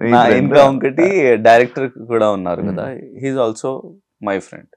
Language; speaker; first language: Telugu; non-native, learner; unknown